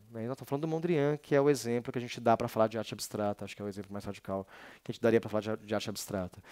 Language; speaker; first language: Portuguese; native; Portuguese